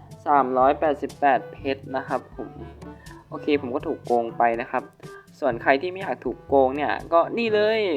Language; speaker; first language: Thai; native; Thai